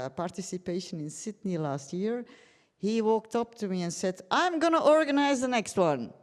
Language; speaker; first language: English; non-native, fluent; Dutch